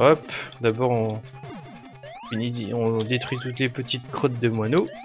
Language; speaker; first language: French; native; French